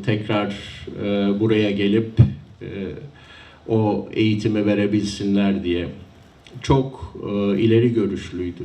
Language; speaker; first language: Turkish; native; Turkish